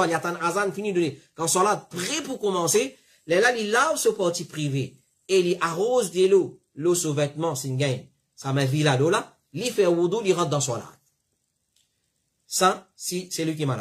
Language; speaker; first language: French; non-native, local second language; Morisyen